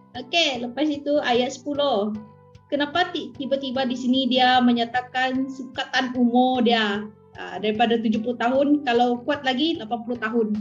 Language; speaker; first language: Malay; non-native, local second language; Iban